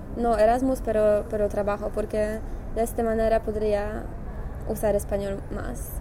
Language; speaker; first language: Spanish; non-native, learner; Polish